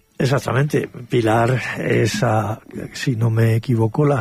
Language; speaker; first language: Spanish; native; Spanish